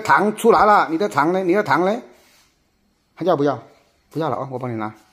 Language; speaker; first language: Chinese; native; Chinese